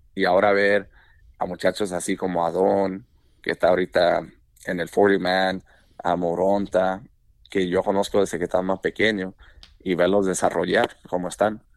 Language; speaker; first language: Spanish; early bilingual, heritage; Spanish